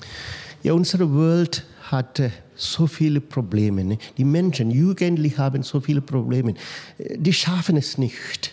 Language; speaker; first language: German; non-native, fluent; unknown